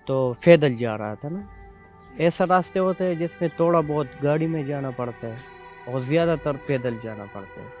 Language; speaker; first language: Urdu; non-native, local second language; Pashto